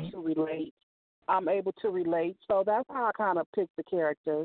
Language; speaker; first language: English; native; English